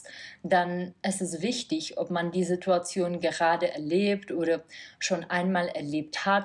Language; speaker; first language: German; non-native, fluent; Czech